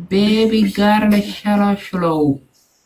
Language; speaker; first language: English; non-native, learner; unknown